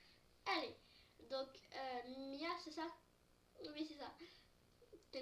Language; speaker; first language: French; native; French